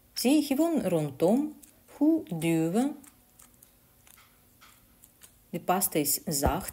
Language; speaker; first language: Dutch; non-native, learner; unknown